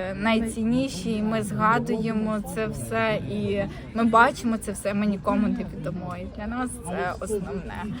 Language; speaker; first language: Ukrainian; native; Ukrainian